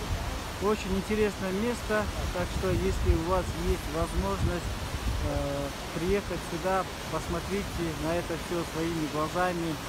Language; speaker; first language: Russian; non-native, local second language; Kyrgyz